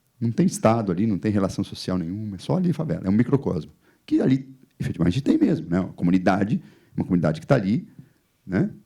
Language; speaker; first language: Portuguese; native; Portuguese